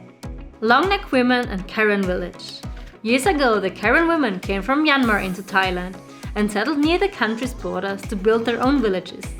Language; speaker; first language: English; non-native, fluent; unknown